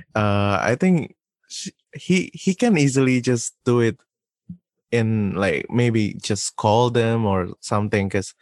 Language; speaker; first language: English; non-native, fluent; Indonesian